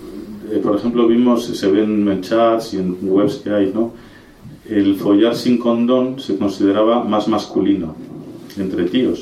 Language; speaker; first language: Spanish; native; Spanish